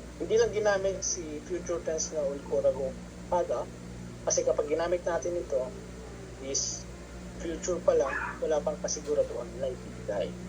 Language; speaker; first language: Filipino; non-native, local second language; Pampanga